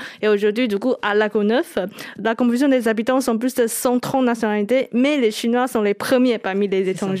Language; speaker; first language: French; non-native, fluent; Chinese